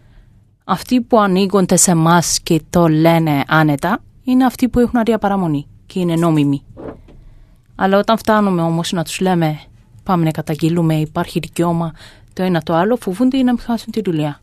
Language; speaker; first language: Greek; non-native, fluent; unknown